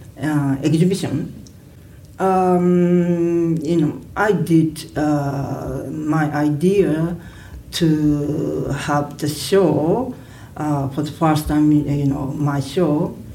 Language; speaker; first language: English; non-native, learner; Japanese